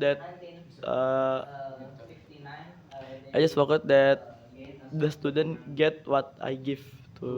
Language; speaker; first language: English; non-native, learner; Indonesian